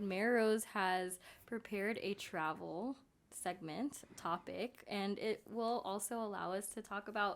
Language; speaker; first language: English; native; English